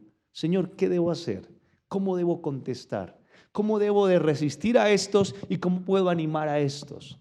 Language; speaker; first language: Spanish; native; Spanish